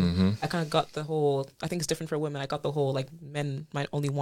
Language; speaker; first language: English; native; English